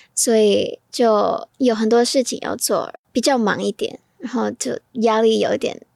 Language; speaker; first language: Chinese; non-native, fluent; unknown